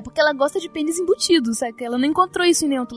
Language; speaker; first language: Portuguese; native; Portuguese